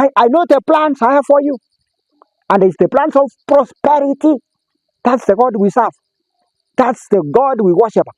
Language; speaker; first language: English; non-native, local second language; Swahili